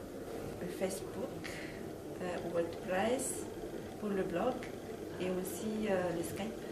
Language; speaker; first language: French; non-native, local second language; Malagasy